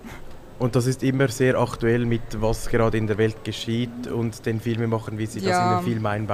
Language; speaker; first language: German; native; German